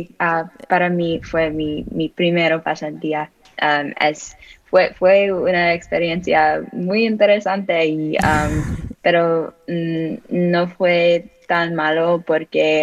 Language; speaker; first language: Spanish; non-native, learner; English